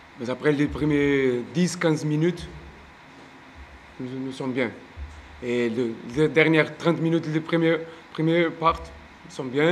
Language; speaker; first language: French; non-native, learner; Portuguese